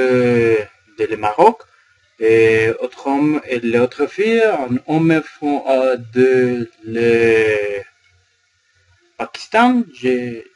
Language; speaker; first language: French; non-native, learner; Spanish